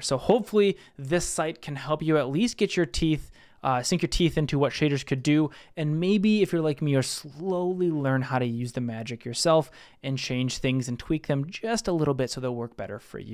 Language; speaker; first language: English; native; English